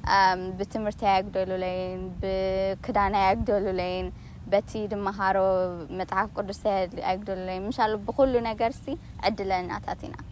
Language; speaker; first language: Tigrinya; native; Tigrinya